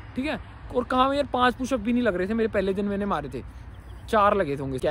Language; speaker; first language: Hindi; native; Hindi